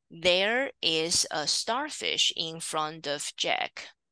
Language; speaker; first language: English; non-native, fluent; Chinese